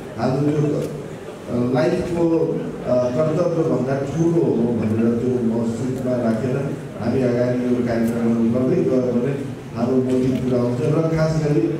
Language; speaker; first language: Nepali; non-native, local second language; Maithili